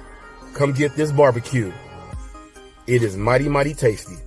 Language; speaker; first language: English; native; English